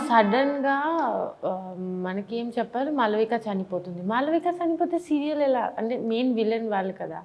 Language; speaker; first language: Telugu; non-native, fluent; Bangla